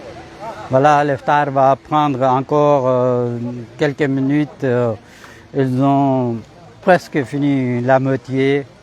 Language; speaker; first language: French; non-native, fluent; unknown